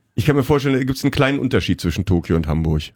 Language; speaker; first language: German; native; German